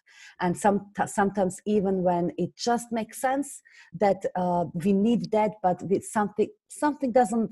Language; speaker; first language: English; non-native, fluent; Slovak